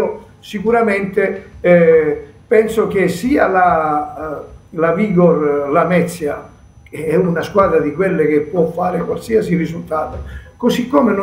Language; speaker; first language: Italian; native; Italian